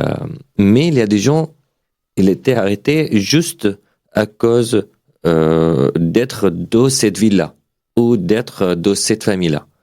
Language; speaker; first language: French; non-native, learner; Arabic